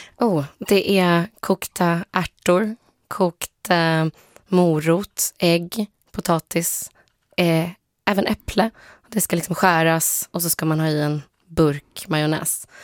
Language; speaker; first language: Swedish; early bilingual, other home language; Polish